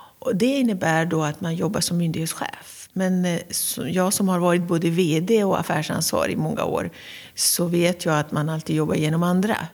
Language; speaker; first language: Swedish; non-native, fluent; Persian